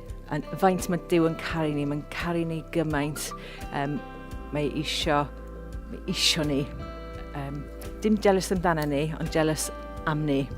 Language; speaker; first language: Welsh; non-native, local second language; English